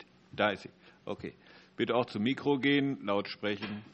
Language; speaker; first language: German; native; German